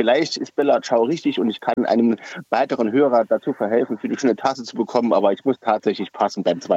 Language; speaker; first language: German; native; German